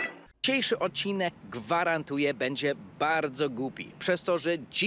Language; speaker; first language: Polish; non-native, fluent; English